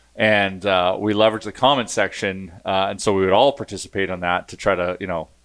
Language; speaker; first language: English; native; English